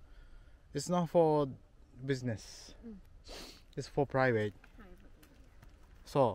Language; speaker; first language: English; non-native, learner; Japanese